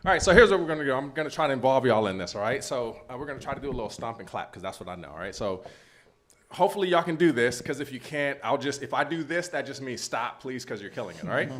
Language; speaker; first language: English; native; English